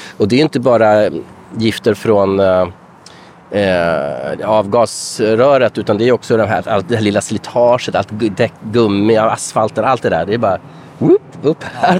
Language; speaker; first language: Swedish; native; Swedish